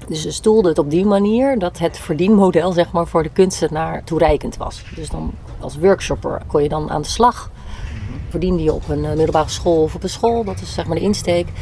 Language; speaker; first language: Dutch; native; Dutch